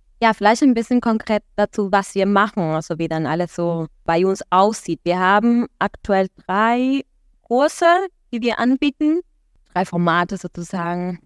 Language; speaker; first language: German; non-native, fluent; Spanish